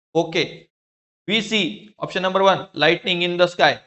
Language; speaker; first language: Hindi; non-native, local second language; Marathi